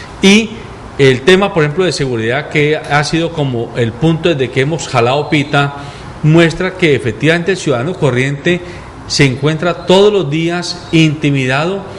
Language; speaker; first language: Spanish; native; Spanish